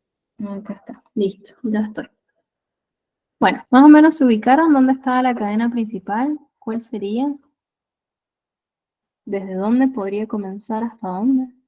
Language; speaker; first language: Spanish; native; Spanish